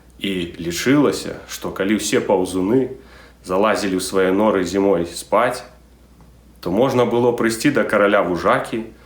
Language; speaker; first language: Belarusian; native; Belarusian